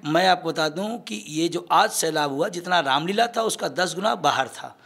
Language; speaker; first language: Hindi; native; Hindi